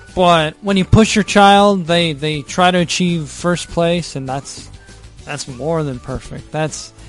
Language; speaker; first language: English; native; English